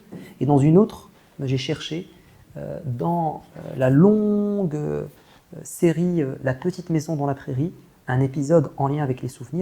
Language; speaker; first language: French; native; French